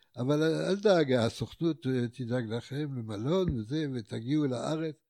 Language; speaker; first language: Hebrew; non-native, fluent; French